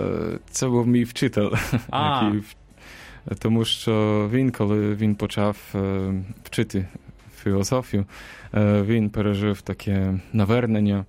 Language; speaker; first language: Ukrainian; non-native, fluent; Polish